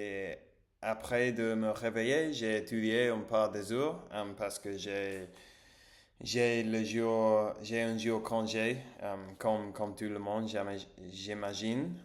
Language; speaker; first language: French; non-native, learner; English